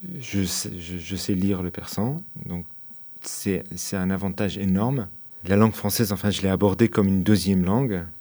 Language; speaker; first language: French; non-native, fluent; Persian